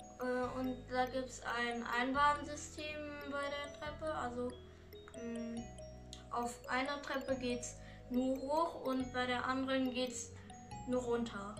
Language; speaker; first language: German; early bilingual, other home language; Indonesian